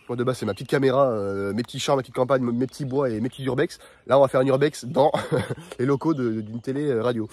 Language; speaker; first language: French; native; French